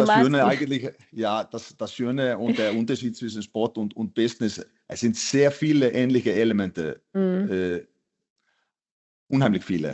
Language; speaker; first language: German; non-native, fluent; Icelandic